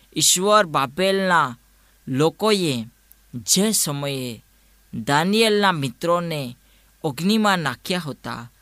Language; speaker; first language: Gujarati; non-native, local second language; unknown